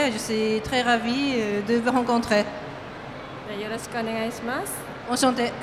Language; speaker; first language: French; non-native, fluent; Japanese